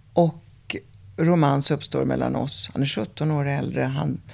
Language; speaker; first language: Swedish; early bilingual, other home language; Italian